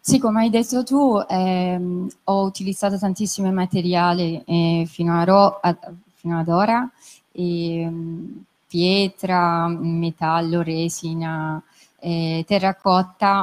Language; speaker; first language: Italian; non-native, fluent; Persian